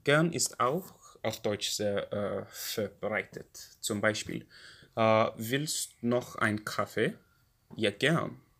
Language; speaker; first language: German; non-native, learner; English